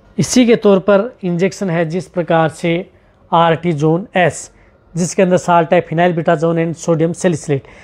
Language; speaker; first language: Hindi; native; Hindi